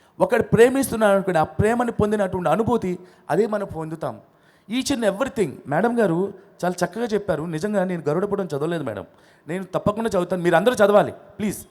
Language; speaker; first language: Telugu; non-native, local second language; Odia